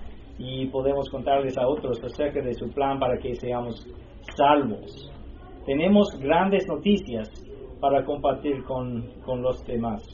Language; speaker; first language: Spanish; non-native, learner; English